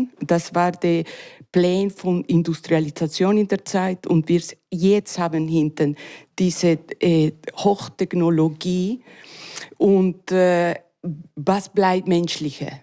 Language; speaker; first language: German; non-native, learner; Spanish